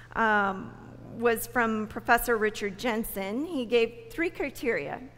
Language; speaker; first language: English; native; English